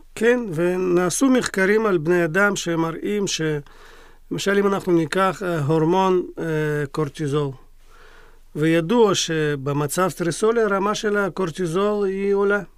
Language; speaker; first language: Hebrew; non-native, fluent; Russian